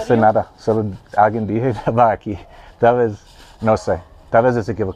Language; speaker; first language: Spanish; non-native, learner; English